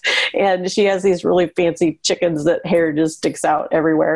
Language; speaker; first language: English; native; English